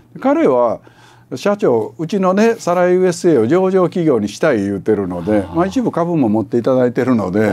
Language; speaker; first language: Japanese; native; Japanese